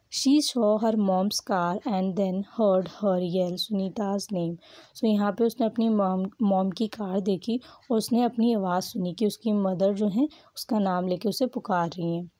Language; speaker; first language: Hindi; native; Hindi